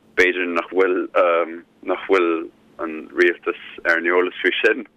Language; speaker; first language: Irish; non-native, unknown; German